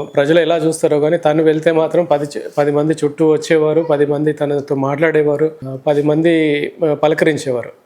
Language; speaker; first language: Telugu; native; Telugu